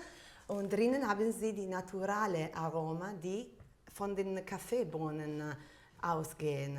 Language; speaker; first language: German; non-native, fluent; Italian